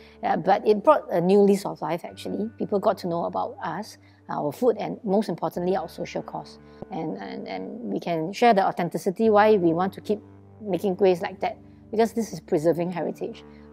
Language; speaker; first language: English; non-native, local second language; Chinese